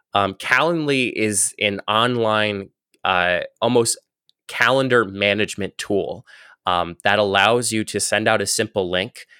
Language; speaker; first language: English; native; English